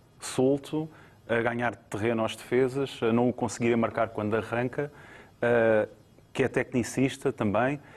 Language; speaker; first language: Portuguese; native; Portuguese